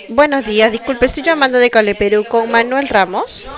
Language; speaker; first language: Spanish; native; Spanish